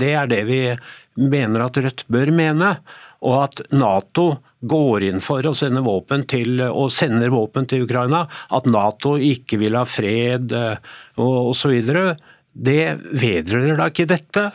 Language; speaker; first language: Norwegian; native; Norwegian